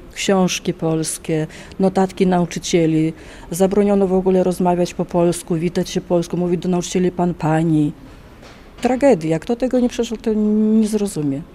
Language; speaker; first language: Polish; early bilingual, heritage; Polish